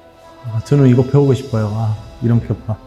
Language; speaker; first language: Korean; non-native, fluent; Spanish